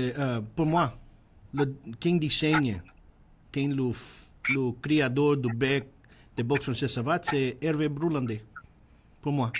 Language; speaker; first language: French; non-native, learner; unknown